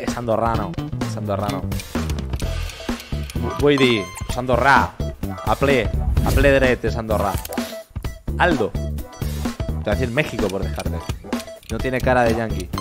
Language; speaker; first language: Spanish; native; Spanish